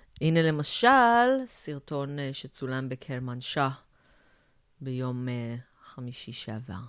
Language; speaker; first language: Hebrew; native; Hebrew